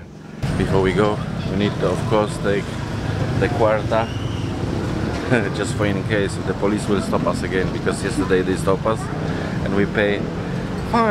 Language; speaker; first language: English; non-native, fluent; Polish